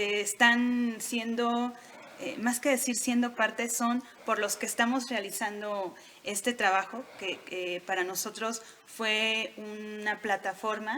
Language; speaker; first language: Spanish; native; Spanish